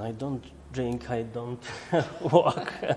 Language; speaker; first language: English; non-native, learner; Albanian